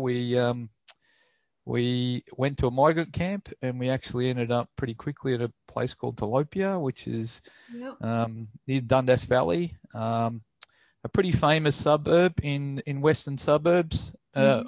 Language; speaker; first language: English; native; English